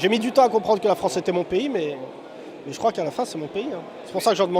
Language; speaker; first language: French; native; French